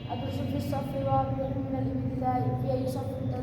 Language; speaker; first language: Arabic; non-native, learner; Bangla